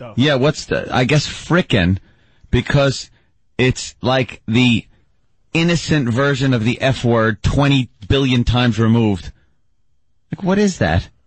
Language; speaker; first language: English; native; English